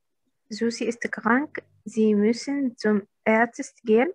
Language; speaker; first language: German; non-native, learner; Arabic